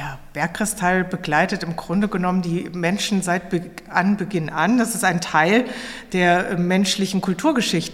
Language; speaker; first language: German; native; German